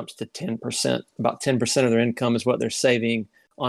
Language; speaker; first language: English; native; English